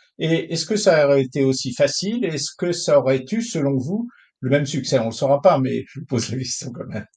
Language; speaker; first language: French; native; French